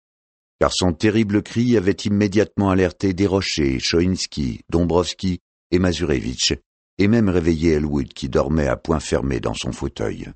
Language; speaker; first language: French; native; French